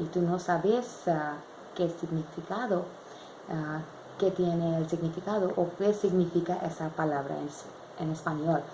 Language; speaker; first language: Spanish; non-native, learner; English